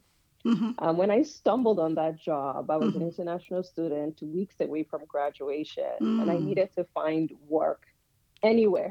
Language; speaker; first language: English; non-native, local second language; Yoruba